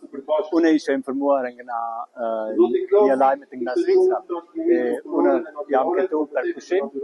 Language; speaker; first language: Albanian; non-native, learner; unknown